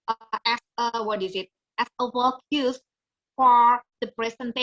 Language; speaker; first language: English; non-native, learner; Indonesian